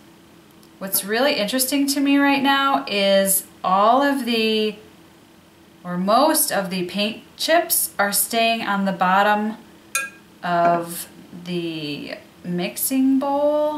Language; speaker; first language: English; native; English